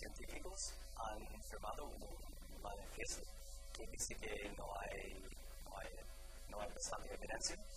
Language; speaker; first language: Spanish; non-native, fluent; English